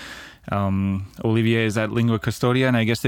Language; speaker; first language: English; native; English